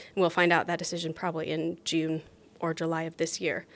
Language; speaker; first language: English; native; English